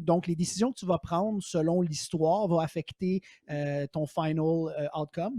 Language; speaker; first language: French; native; French